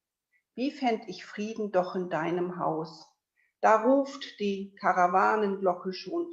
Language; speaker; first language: German; native; German